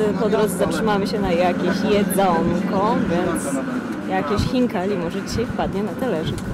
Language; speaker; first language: Polish; native; Polish